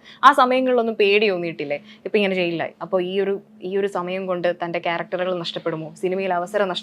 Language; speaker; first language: Malayalam; native; Malayalam